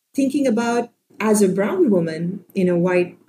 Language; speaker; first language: English; non-native, local second language; Sinhala